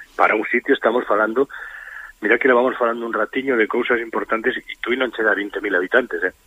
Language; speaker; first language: Galician; native; Galician